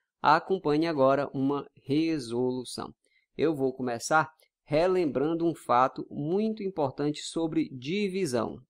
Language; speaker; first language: Portuguese; native; Portuguese